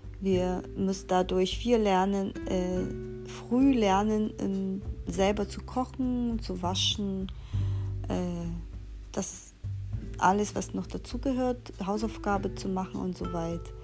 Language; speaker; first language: German; non-native, fluent; Portuguese